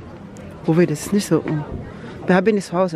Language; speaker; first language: German; non-native, learner; Filipino